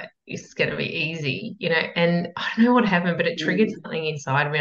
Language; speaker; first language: English; native; English